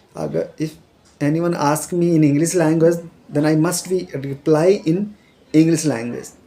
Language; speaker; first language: Hindi; native; Hindi